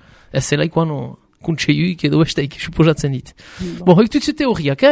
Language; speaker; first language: Basque; native; Basque